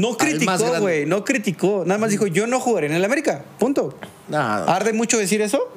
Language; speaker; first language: Spanish; native; Spanish